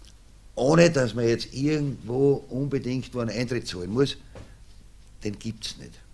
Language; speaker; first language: German; native; German